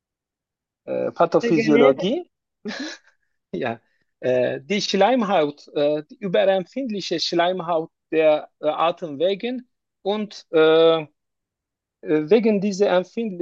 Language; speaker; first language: German; non-native, learner; Turkish